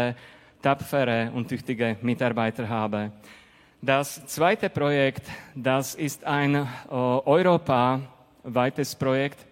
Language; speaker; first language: German; non-native, fluent; Slovak